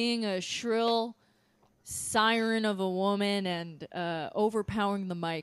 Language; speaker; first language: English; native; English